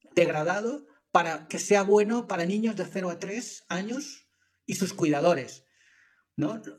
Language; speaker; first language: Spanish; native; Spanish